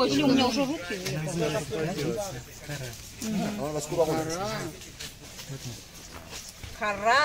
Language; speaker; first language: Russian; non-native, learner; Swahili